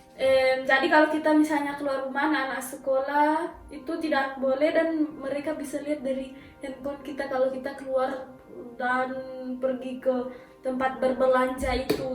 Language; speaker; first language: Indonesian; early bilingual, heritage; Indonesian